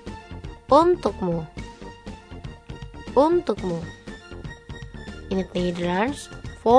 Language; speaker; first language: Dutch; non-native, fluent; Indonesian